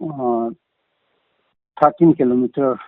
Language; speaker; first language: Hindi; non-native, local second language; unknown